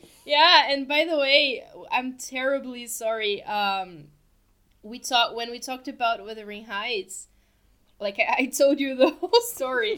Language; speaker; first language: English; non-native, fluent; Portuguese